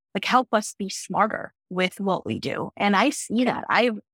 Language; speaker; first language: English; non-native, local second language; Gujarati